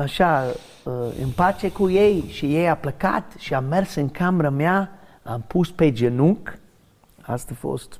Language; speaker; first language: Romanian; non-native, learner; English